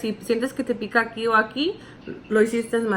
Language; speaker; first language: Spanish; early bilingual, heritage; Spanish